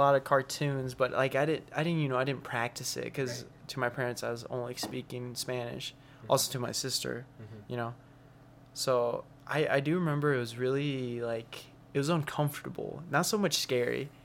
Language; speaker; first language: English; early bilingual, other home language; Spanish